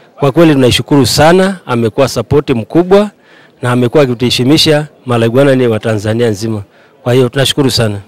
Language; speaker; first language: Swahili; non-native, local second language; Masai